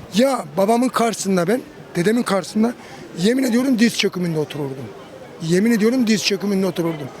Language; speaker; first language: Turkish; native; Turkish